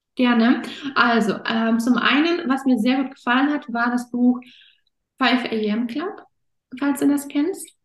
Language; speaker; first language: German; early bilingual, other home language; Russian